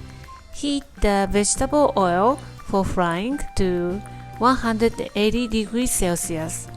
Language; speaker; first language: English; non-native, fluent; Japanese